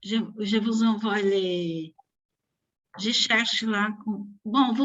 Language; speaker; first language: French; non-native, fluent; Portuguese